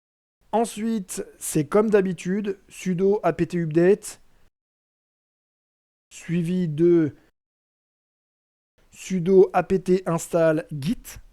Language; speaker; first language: French; native; French